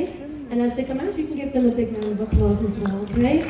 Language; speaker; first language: English; native; English